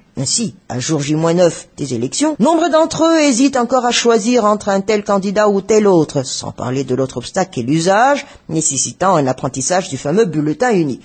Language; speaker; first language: French; non-native, local second language; Malagasy